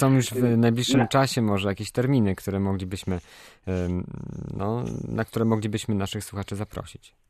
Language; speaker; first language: Polish; native; Polish